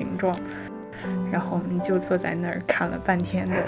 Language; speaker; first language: Chinese; native; Chinese